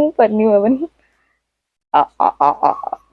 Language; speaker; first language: Malayalam; non-native, local second language; Hindi